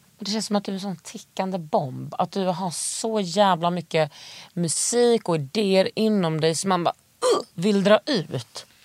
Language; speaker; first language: Swedish; native; Swedish